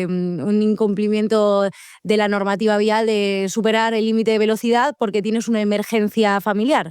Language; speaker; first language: Spanish; native; Spanish